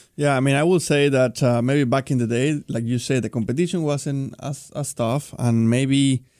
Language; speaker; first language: English; non-native, fluent; Spanish